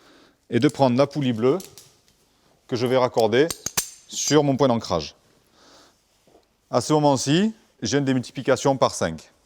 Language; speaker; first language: French; native; French